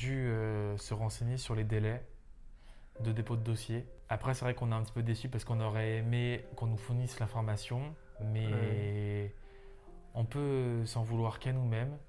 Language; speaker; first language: French; native; French